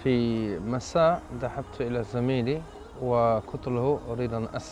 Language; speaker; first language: Arabic; non-native, learner; Dutch